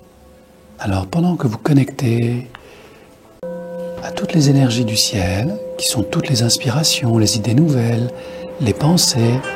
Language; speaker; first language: French; native; French